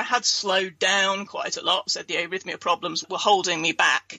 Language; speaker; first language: English; native; English